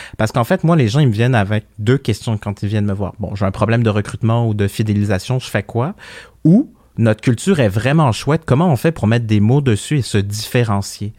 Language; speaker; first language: French; early bilingual, other home language; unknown